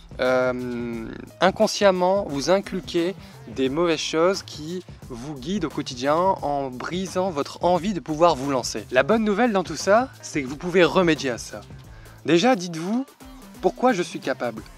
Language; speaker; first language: French; native; French